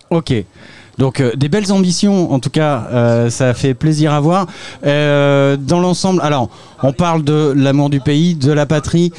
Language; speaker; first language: French; native; French